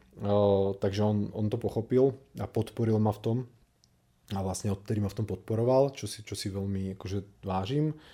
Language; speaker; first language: Slovak; native; Slovak